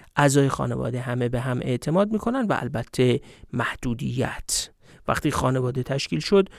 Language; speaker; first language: Persian; native; Persian